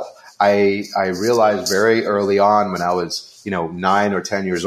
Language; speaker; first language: English; non-native, local second language; Hindi